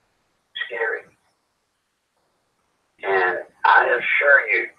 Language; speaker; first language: English; native; English